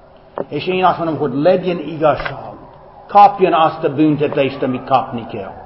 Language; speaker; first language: Hungarian; non-native, fluent; English